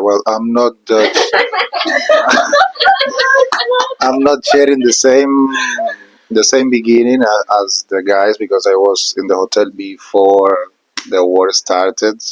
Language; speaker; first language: English; non-native, fluent; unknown